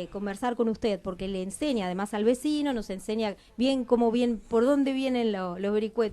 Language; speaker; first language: Spanish; native; Spanish